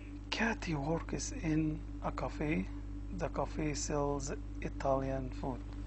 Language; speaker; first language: English; non-native, fluent; Arabic